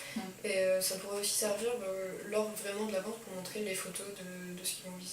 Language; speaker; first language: French; native; French